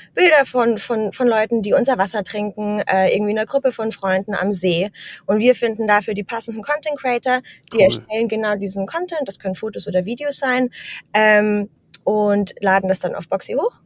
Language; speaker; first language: German; native; German